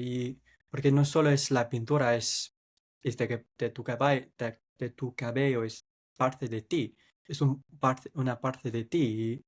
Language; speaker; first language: Spanish; non-native, fluent; English